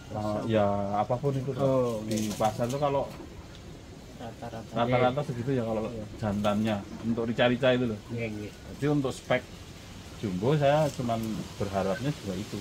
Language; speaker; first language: Indonesian; non-native, local second language; Javanese